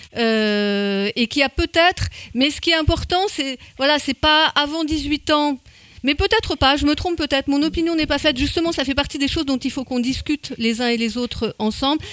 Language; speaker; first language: French; native; French